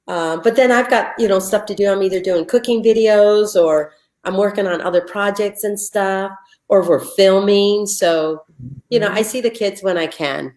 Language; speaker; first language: English; native; English